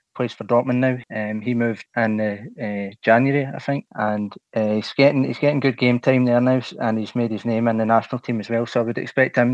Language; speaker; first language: English; native; English